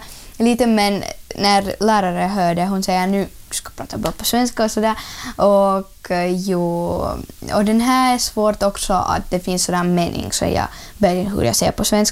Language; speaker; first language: Swedish; non-native, learner; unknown